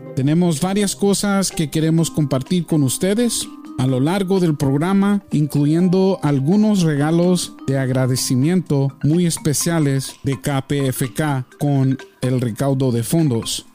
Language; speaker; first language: Spanish; early bilingual, heritage; Spanish